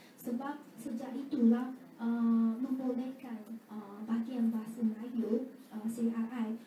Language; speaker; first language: Malay; non-native, fluent; Chinese